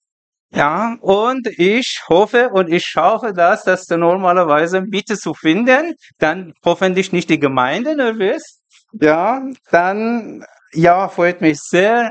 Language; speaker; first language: German; non-native, learner; Persian